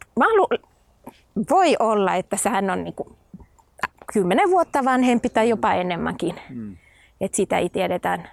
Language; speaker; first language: Finnish; non-native, fluent; Spanish